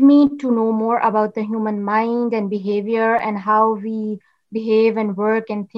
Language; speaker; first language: English; non-native, local second language; Urdu